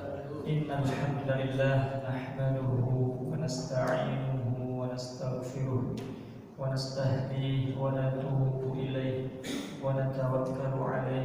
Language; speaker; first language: Arabic; non-native, fluent; Indonesian